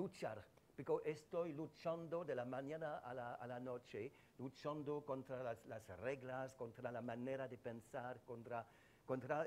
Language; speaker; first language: Spanish; non-native, fluent; French